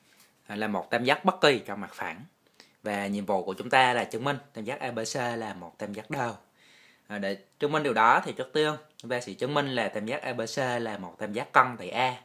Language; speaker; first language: Vietnamese; native; Vietnamese